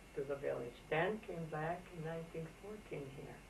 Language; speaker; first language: English; early bilingual, other home language; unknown